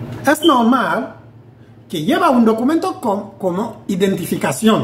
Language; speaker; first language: Spanish; non-native, fluent; Haitian Creole